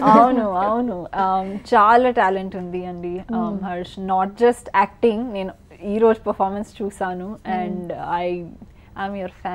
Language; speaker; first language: Telugu; non-native, learner; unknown